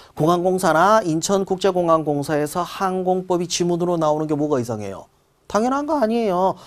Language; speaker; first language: Korean; native; Korean